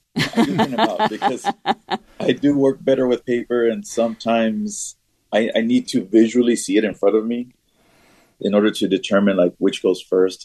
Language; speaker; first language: English; native; English